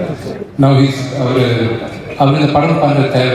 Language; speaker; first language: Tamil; non-native, local second language; Telugu